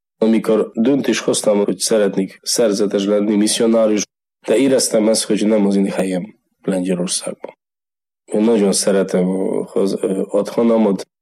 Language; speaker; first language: Hungarian; non-native, learner; Polish